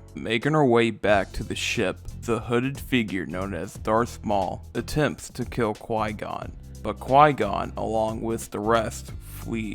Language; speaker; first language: English; native; English